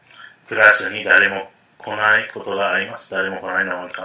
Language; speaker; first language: Japanese; non-native, fluent; English